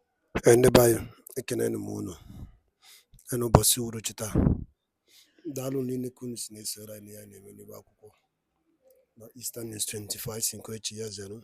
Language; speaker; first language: Igbo; native; Igbo